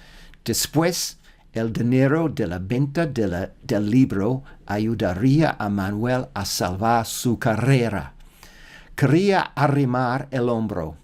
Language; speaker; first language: Spanish; non-native, learner; English